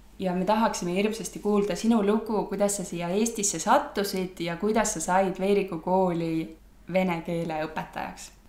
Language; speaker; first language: Estonian; native; Estonian